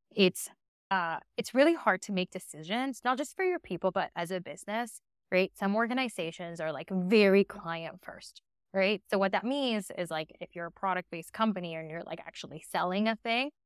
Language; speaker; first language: English; early bilingual, other home language; Spanish